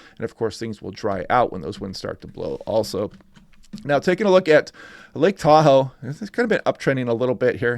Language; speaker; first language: English; native; English